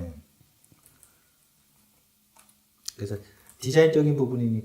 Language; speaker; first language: Korean; native; Korean